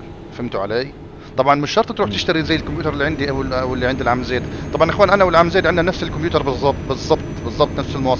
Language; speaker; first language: Arabic; native; Arabic